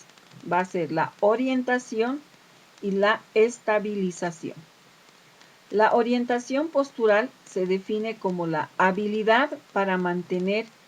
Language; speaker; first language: Spanish; native; Spanish